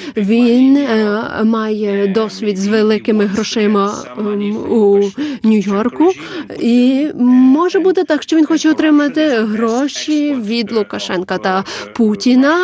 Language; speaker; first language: Ukrainian; non-native, learner; Lithuanian